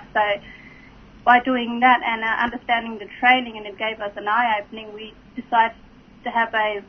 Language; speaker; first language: English; native; English